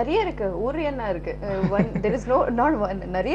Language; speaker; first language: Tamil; non-native, local second language; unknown